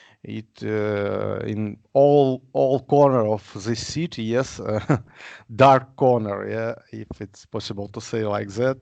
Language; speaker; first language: English; non-native, learner; Russian